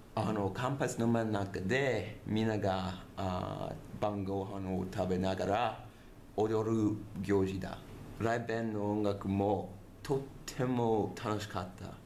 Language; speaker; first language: Japanese; non-native, learner; English